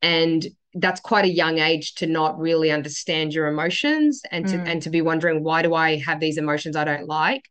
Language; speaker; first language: English; native; English